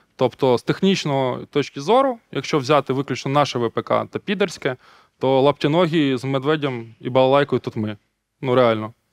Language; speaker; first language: Ukrainian; non-native, local second language; Russian